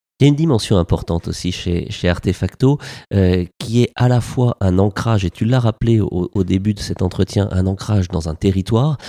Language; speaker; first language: French; native; French